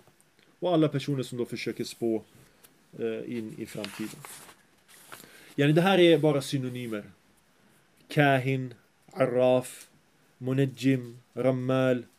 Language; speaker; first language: Swedish; early bilingual, other home language; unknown